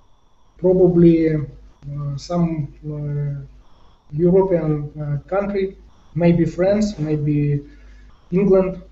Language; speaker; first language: English; non-native, fluent; Ukrainian